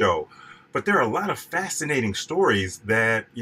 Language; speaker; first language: English; native; English